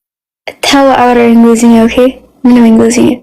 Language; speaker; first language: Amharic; non-native, learner; English